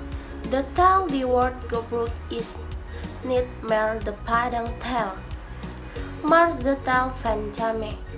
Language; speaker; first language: Dutch; non-native, learner; Indonesian